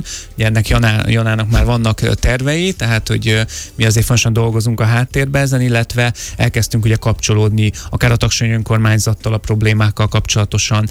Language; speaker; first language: Hungarian; native; Hungarian